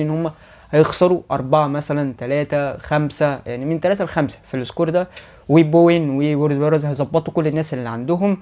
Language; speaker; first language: Arabic; native; Arabic